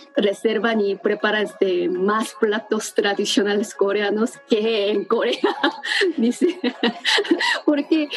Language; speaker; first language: Spanish; non-native, learner; Korean